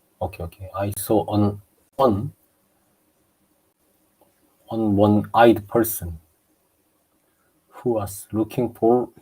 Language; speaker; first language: English; non-native, learner; Japanese